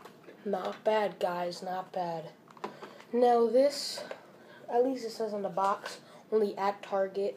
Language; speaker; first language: English; native; English